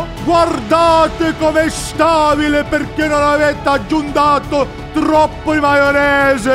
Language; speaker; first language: Italian; non-native, learner; English